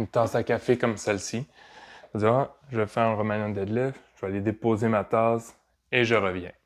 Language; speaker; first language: French; native; French